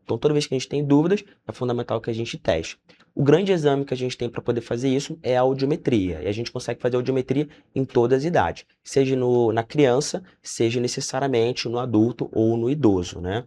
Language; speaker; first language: Portuguese; native; Portuguese